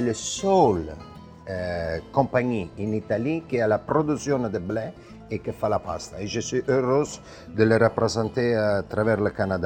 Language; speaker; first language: French; non-native, fluent; Italian